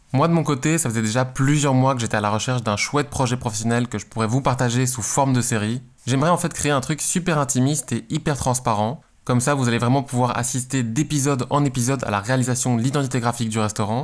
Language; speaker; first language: French; native; French